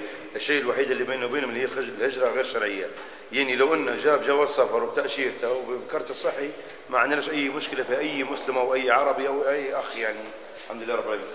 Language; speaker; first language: Arabic; native; Arabic